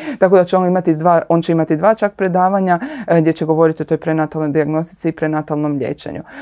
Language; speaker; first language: Croatian; native; Croatian